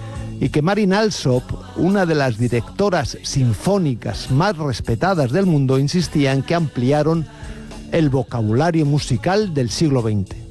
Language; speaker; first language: Spanish; native; Spanish